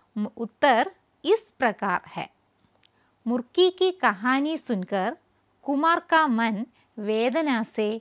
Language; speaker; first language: Hindi; non-native, local second language; Malayalam